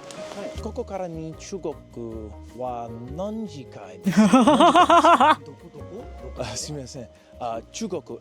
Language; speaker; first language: Japanese; non-native, learner; English